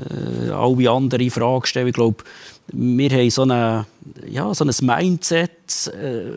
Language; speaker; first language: German; native; German